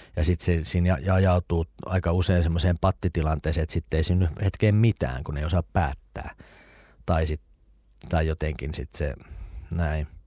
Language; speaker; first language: Finnish; native; Finnish